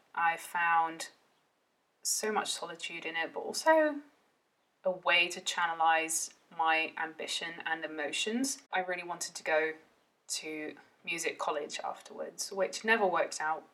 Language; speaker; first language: English; early bilingual, heritage; Dutch